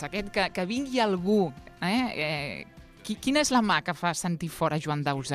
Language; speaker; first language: Catalan; native; Catalan